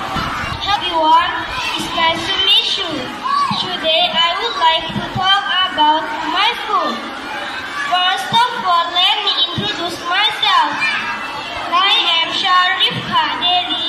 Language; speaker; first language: English; non-native, learner; Thai